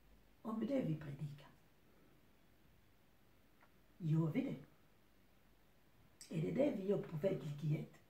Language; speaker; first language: Swedish; non-native, fluent; Lingala